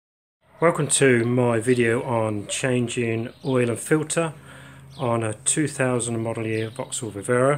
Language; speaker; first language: English; native; English